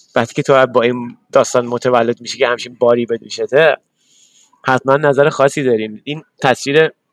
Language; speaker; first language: Persian; early bilingual, other home language; English